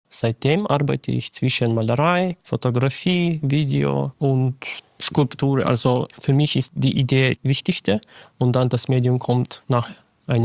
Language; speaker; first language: German; non-native, fluent; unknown